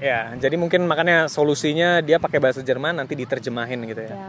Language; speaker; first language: Indonesian; native; Indonesian